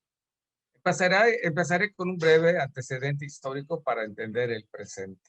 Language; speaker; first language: Spanish; native; Spanish